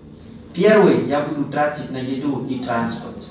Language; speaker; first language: Russian; non-native, learner; Thai